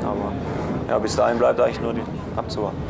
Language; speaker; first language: German; native; German